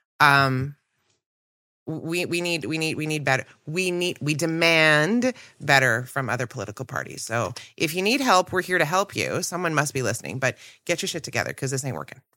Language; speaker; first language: English; native; English